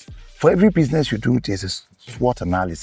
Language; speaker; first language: English; non-native, local second language; Igbo